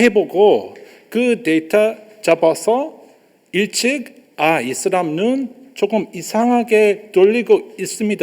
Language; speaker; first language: Korean; non-native, learner; English